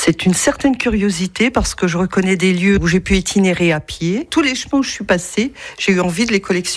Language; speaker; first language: French; native; French